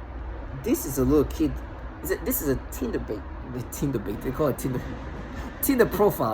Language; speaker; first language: English; non-native, fluent; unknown